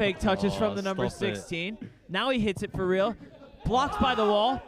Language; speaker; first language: English; native; English